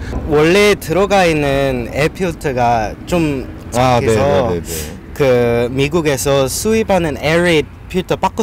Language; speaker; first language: Korean; non-native, learner; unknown